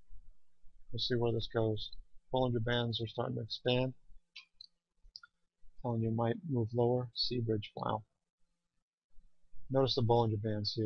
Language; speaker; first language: English; native; English